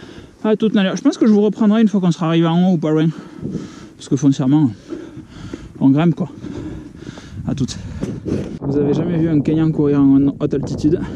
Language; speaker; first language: French; native; French